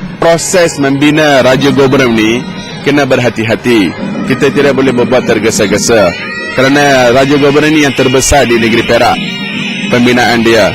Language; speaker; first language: Malay; non-native, local second language; Tamil